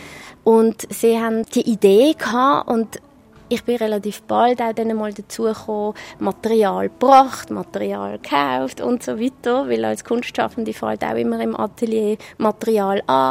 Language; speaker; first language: German; native; German